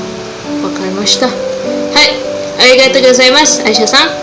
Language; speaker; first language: Japanese; non-native, learner; Malay